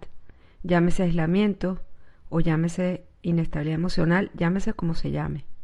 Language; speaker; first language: Spanish; native; Spanish